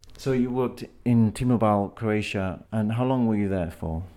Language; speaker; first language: English; native; English